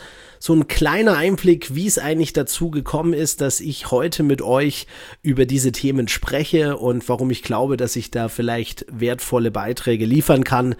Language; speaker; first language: German; native; German